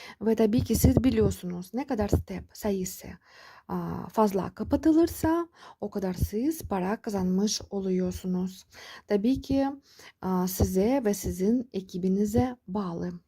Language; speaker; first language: Turkish; non-native, fluent; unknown